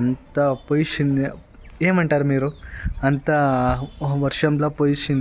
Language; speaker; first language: Telugu; non-native, local second language; Kannada